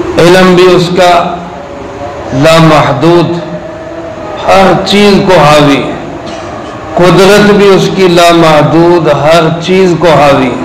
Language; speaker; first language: Urdu; non-native, local second language; Punjabi